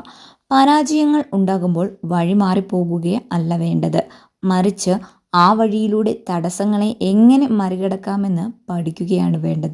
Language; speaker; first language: Malayalam; native; Malayalam